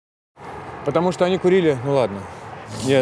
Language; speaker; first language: Russian; native; Russian